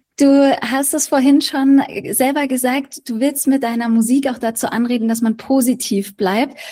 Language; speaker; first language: German; native; German